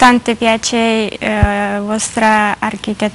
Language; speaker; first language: Italian; non-native, learner; Russian